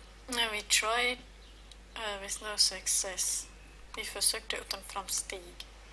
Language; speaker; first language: Swedish; non-native, learner; German